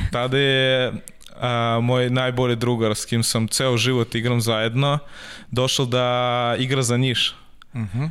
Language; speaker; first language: Serbian; non-native, learner; Russian